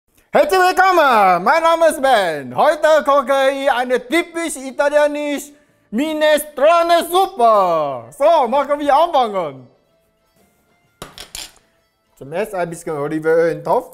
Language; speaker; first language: German; non-native, learner; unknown